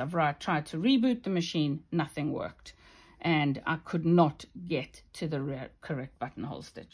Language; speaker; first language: English; native; English